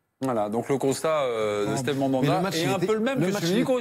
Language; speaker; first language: French; native; French